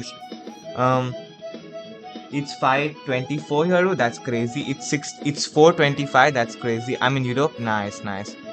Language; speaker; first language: English; non-native, local second language; Hindi